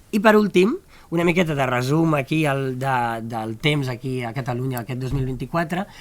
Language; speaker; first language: Catalan; native; Catalan